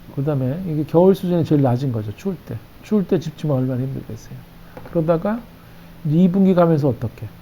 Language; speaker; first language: Korean; native; Korean